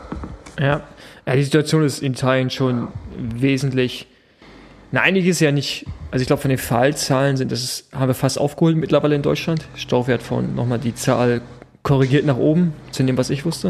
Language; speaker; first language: German; native; German